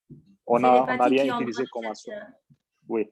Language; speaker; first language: French; non-native, fluent; Arabic